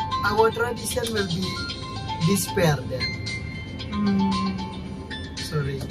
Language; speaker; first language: English; non-native, learner; Balinese